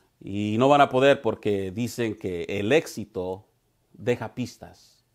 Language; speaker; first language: Spanish; native; Spanish